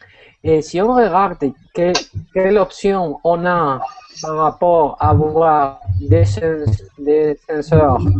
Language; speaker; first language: French; non-native, fluent; Spanish